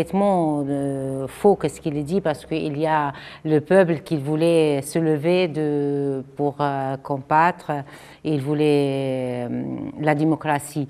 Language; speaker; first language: French; non-native, fluent; Arabic